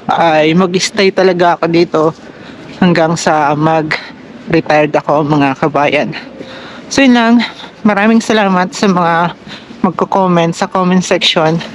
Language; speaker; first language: Filipino; native; Filipino